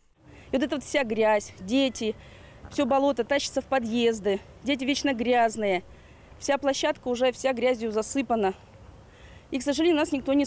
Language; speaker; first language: Russian; native; Russian